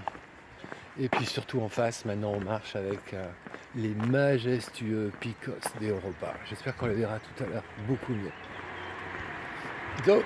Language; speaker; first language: French; native; French